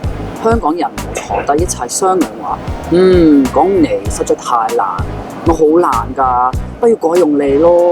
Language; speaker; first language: Cantonese; non-native, fluent; English